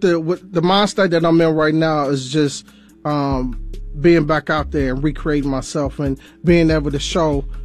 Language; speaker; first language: English; native; English